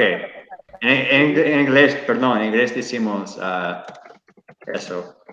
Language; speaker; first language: Spanish; non-native, learner; English